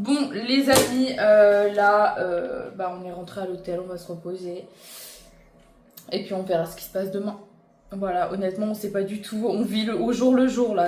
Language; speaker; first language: French; native; French